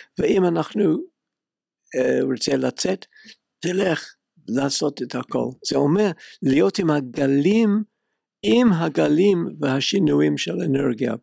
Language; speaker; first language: Hebrew; non-native, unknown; English